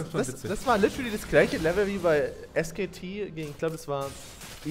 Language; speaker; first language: German; native; German